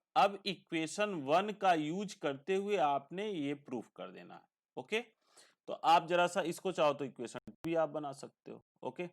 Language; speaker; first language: Hindi; native; Hindi